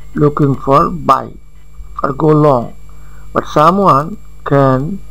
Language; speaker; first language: English; non-native, local second language; Bangla